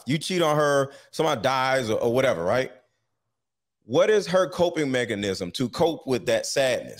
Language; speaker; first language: English; native; English